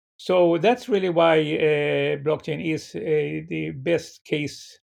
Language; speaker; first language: English; non-native, fluent; Swedish